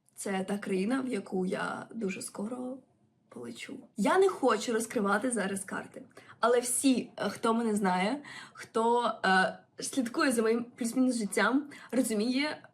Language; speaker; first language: Ukrainian; non-native, local second language; Russian